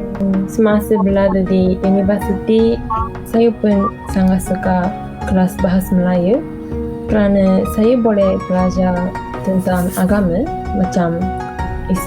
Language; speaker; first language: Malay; non-native, learner; Japanese